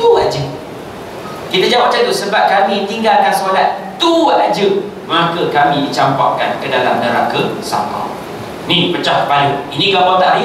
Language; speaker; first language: Malay; native; Malay